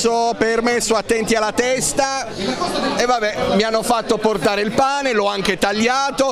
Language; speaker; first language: Italian; native; Italian